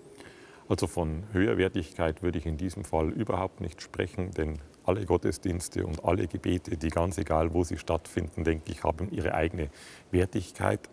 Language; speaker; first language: German; native; German